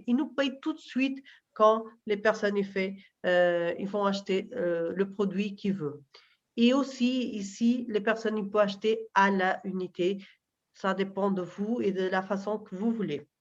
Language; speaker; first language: French; non-native, fluent; Portuguese